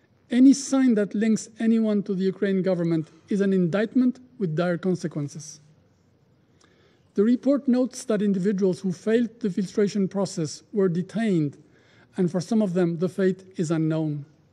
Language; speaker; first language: English; non-native, fluent; Albanian